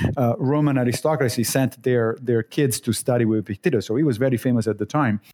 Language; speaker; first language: English; non-native, fluent; Italian